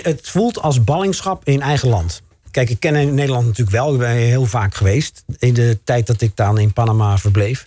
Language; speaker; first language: Dutch; native; Dutch